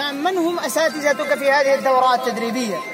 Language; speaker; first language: Arabic; non-native, fluent; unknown